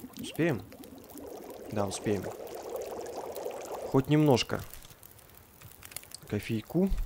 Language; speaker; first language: Russian; native; Russian